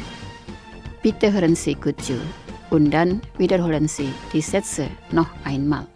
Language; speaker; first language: German; non-native, fluent; Indonesian